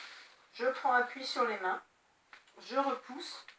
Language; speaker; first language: French; native; French